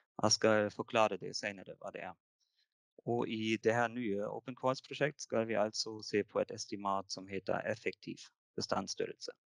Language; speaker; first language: Norwegian; non-native, fluent; German